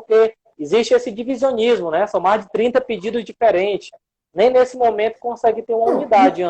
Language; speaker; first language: Portuguese; native; Portuguese